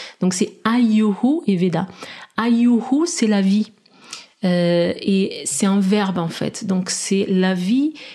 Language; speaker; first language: French; non-native, fluent; Portuguese